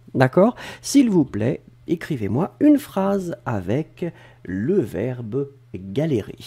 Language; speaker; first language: French; native; French